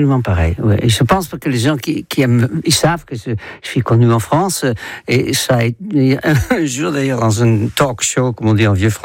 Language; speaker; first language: French; native; French